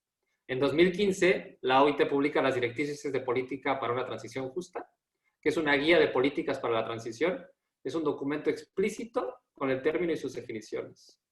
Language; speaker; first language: Spanish; native; Spanish